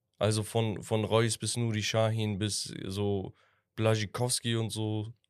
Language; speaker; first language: German; early bilingual, other home language; Turkish